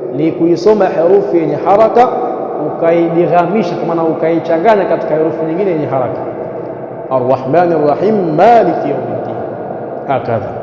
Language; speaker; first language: Swahili; native; Swahili